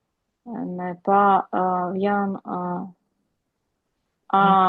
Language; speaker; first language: French; non-native, learner; Ukrainian